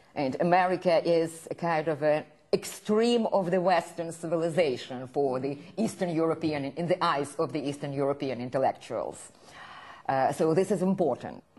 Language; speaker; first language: English; non-native, fluent; Ukrainian